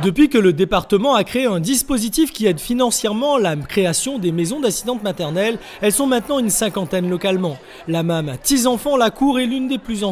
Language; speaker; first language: French; native; French